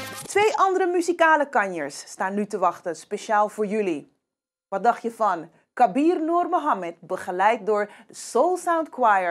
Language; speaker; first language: Dutch; native; Dutch